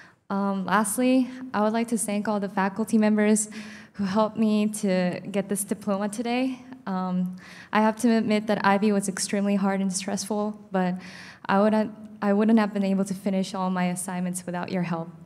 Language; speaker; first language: English; early bilingual, other home language; Korean